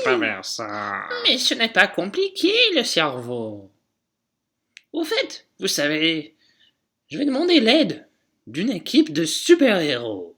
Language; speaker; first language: French; non-native, fluent; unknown